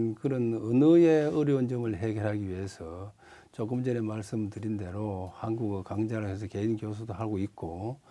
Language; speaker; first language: Korean; native; Korean